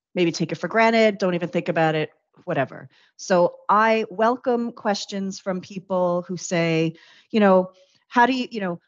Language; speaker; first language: English; native; English